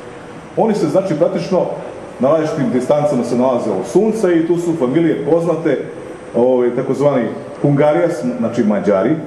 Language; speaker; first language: Serbian; native; Serbian